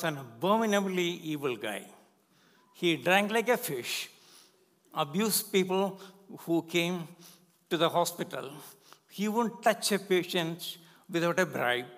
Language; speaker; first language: English; non-native, local second language; Malayalam